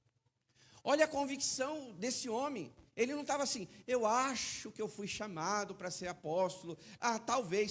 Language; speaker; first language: Portuguese; native; Portuguese